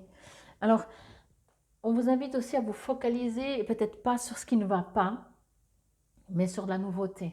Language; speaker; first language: French; native; French